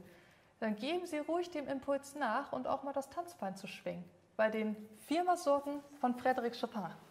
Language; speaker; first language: German; native; German